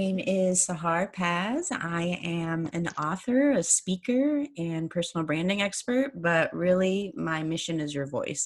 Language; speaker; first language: English; non-native, fluent; Persian